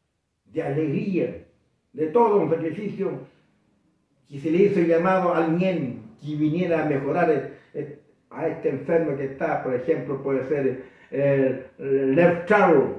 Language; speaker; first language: Spanish; non-native, local second language; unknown